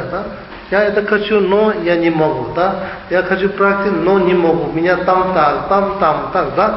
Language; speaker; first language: Russian; non-native, learner; Tibetan